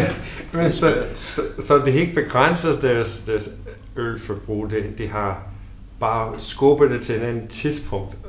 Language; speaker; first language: Danish; non-native, learner; English